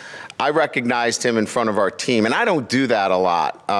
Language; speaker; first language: English; native; English